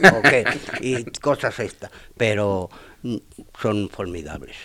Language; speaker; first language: Spanish; native; Spanish